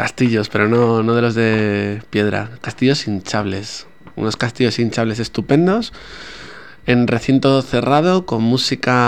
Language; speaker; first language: Spanish; native; Spanish